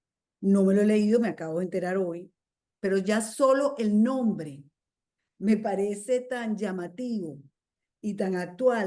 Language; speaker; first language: Spanish; native; Spanish